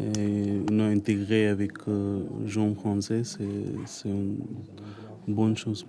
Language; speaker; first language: French; non-native, learner; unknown